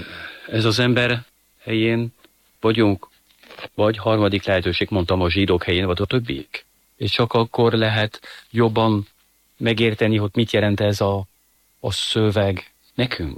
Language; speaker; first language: Hungarian; non-native, fluent; French